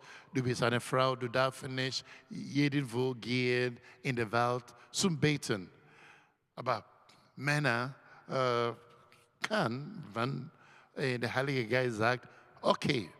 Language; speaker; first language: German; non-native, learner; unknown